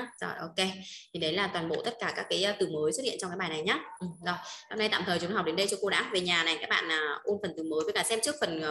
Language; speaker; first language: Vietnamese; native; Vietnamese